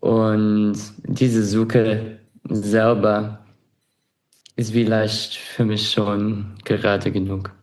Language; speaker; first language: German; non-native, fluent; English